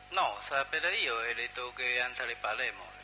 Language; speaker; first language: Italian; non-native, learner; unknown